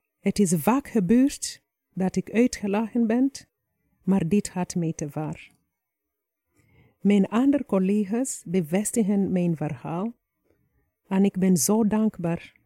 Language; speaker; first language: Dutch; non-native, fluent; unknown